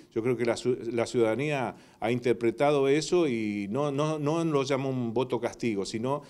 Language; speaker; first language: Spanish; native; Spanish